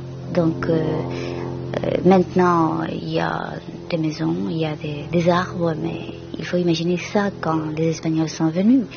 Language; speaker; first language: French; non-native, fluent; Spanish